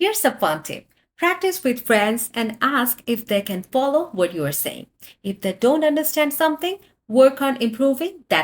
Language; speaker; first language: English; non-native, fluent; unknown